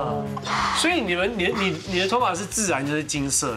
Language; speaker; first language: Chinese; native; Chinese